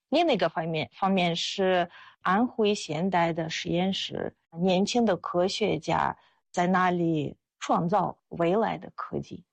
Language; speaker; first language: Chinese; non-native, fluent; Russian